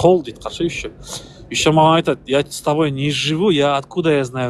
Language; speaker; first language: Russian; non-native, local second language; Kazakh